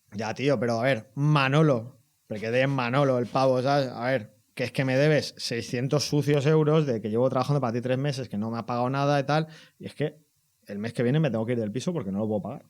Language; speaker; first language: Spanish; non-native, local second language; Catalan